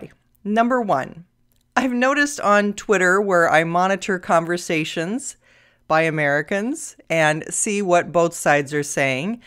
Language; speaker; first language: English; native; English